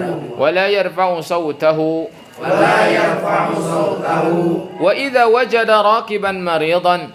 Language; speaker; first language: Arabic; non-native, fluent; Indonesian